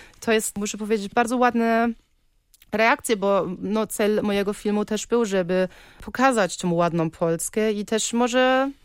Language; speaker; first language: Polish; early bilingual, heritage; German